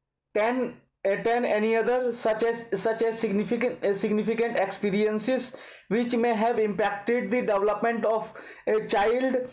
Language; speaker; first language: English; non-native, local second language; Hindi